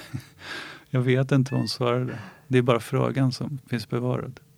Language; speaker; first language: Swedish; native; Swedish